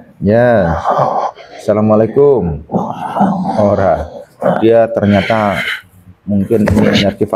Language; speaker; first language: Indonesian; native; Indonesian